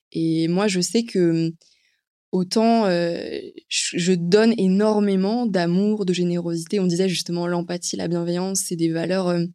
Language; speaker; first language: French; native; French